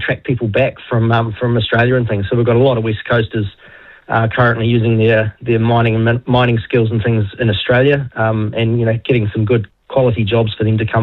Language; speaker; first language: English; native; English